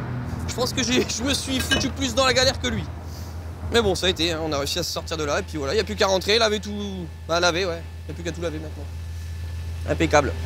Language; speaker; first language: French; native; French